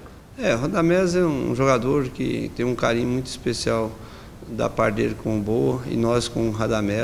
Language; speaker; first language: Portuguese; native; Portuguese